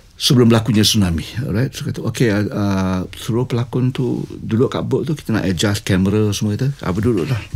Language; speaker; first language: Malay; native; Malay